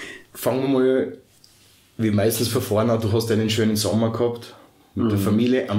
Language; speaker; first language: German; native; German